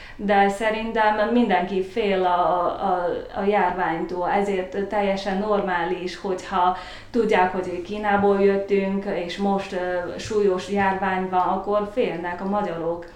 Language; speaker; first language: Hungarian; non-native, learner; Chinese